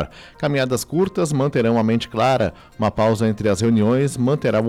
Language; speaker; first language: Portuguese; native; Portuguese